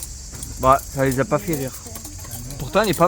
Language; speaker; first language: French; native; French